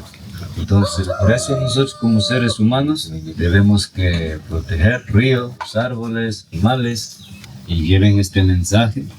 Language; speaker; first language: Spanish; non-native, local second language; Quechua